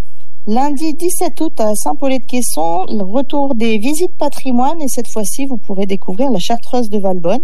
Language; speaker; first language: French; native; French